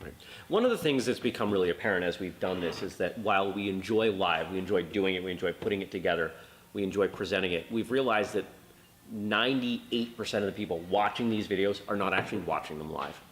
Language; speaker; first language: English; native; English